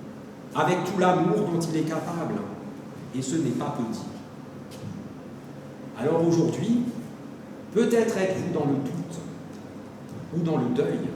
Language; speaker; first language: French; native; French